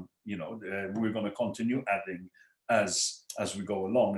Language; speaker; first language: English; non-native, local second language; Maltese